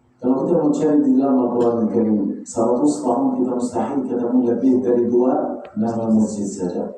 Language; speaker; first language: Malay; non-native, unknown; Arabic